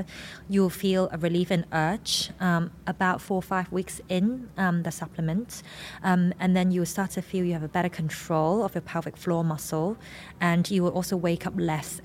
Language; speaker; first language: English; non-native, local second language; Cantonese